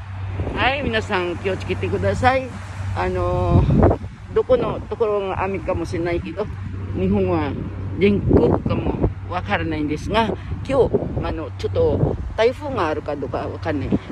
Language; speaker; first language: Japanese; non-native, fluent; Filipino